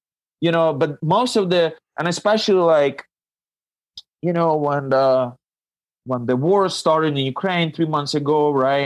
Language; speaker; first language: English; non-native, fluent; Ukrainian